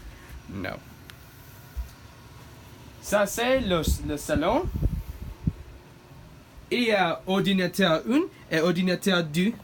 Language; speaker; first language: French; non-native, learner; English